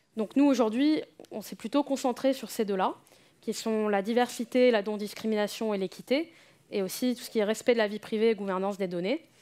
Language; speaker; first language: French; native; French